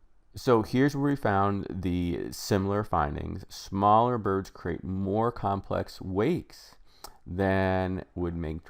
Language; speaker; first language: English; native; English